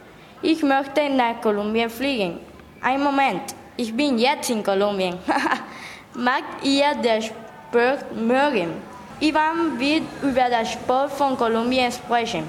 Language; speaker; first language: German; non-native, learner; Spanish